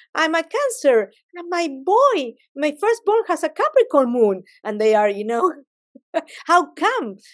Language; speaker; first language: English; non-native, fluent; Spanish